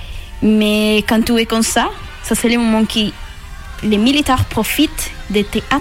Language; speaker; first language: French; non-native, learner; Spanish